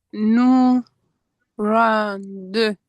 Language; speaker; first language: French; non-native, learner; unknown